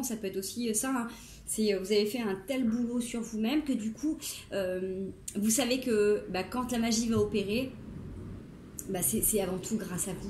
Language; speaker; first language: French; native; French